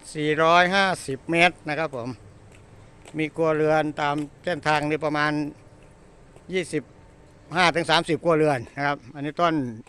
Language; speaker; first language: Thai; non-native, local second language; Northeastern Thai